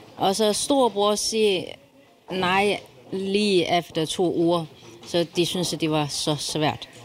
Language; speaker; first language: Danish; non-native, learner; Chinese